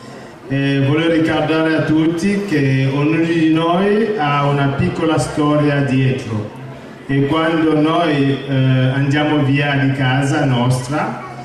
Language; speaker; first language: Italian; non-native, fluent; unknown